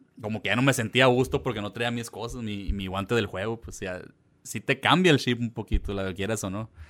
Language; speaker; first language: Spanish; early bilingual, heritage; Spanish